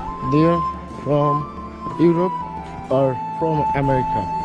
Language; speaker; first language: English; non-native, local second language; Bangla